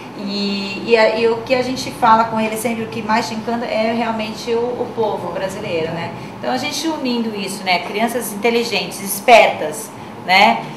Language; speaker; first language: Portuguese; native; Portuguese